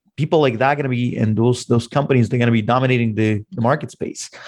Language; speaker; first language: English; non-native, fluent; Russian